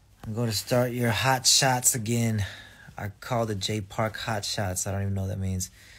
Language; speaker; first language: English; early bilingual, other home language; Korean